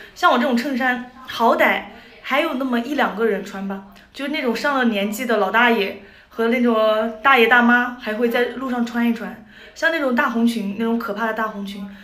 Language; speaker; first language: Chinese; native; Chinese